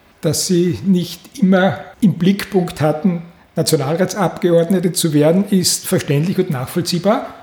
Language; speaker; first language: German; native; German